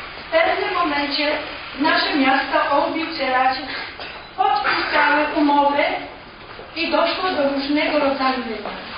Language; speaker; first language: Polish; native; Polish